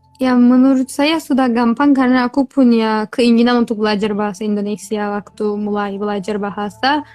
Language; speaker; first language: Indonesian; non-native, fluent; Turkish